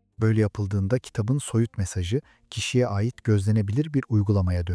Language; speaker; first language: Turkish; native; Turkish